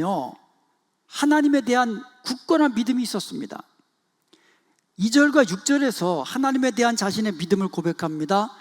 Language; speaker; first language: Korean; native; Korean